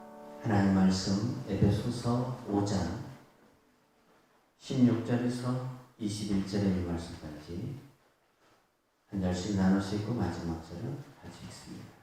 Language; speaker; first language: Korean; native; Korean